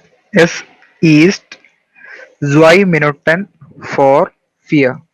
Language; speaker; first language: German; non-native, learner; Malayalam